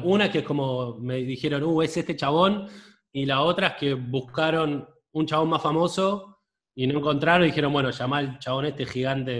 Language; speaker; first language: Spanish; native; Spanish